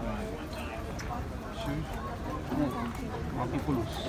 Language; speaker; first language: Arabic; non-native, learner; Filipino